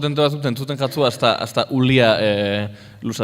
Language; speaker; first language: Basque; native; Basque